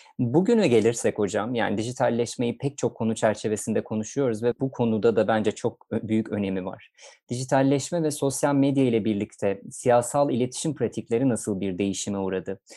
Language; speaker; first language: Turkish; native; Turkish